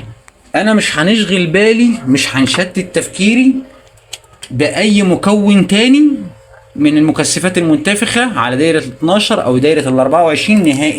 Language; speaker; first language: Arabic; native; Arabic